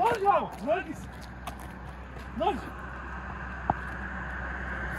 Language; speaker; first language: Serbian; native; Serbian